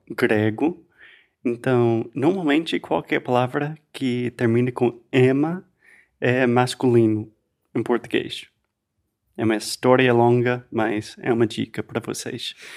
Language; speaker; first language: Portuguese; non-native, fluent; English